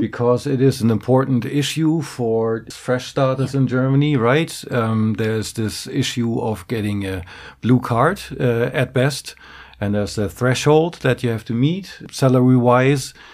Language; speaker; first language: English; non-native, fluent; German